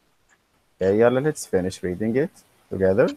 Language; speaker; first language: English; non-native, fluent; Arabic